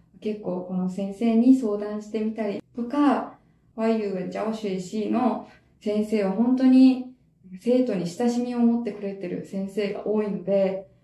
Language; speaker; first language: Japanese; native; Japanese